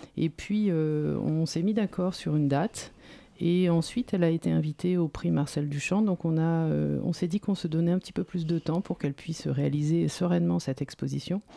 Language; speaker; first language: French; native; French